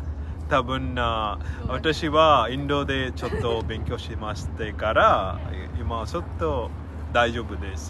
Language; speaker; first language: Japanese; non-native, learner; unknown